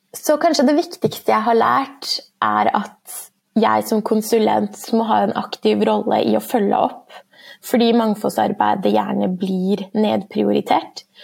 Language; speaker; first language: Norwegian; early bilingual, other home language; Persian